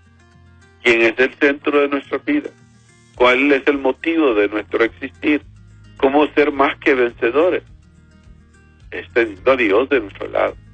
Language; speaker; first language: Spanish; native; Spanish